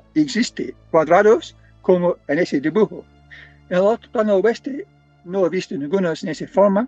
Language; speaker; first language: Spanish; non-native, fluent; English